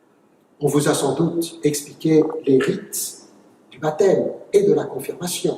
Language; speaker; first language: French; native; French